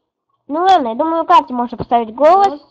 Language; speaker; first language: Russian; native; Russian